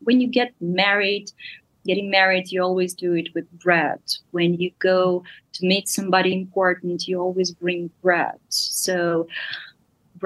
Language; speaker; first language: English; non-native, fluent; Ukrainian